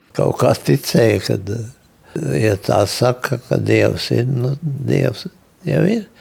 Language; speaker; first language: Latvian; native; Latvian